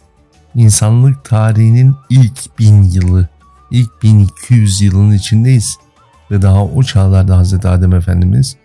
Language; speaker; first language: Turkish; native; Turkish